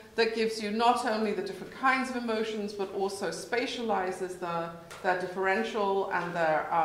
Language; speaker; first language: English; native; English